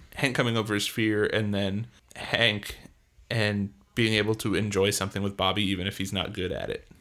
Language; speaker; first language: English; native; English